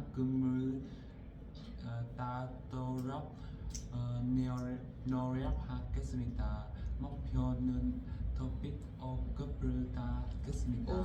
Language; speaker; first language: Korean; non-native, learner; Vietnamese